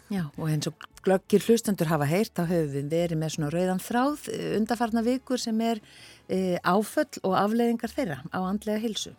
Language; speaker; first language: Icelandic; native; Icelandic